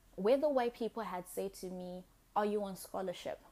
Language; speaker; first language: English; non-native, local second language; Shona